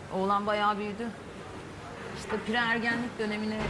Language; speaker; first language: Turkish; native; Turkish